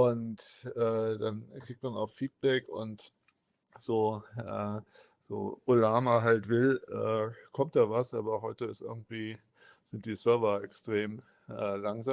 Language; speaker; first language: German; native; German